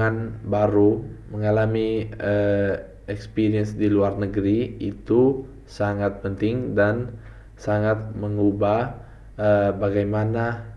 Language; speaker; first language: Indonesian; non-native, fluent; Italian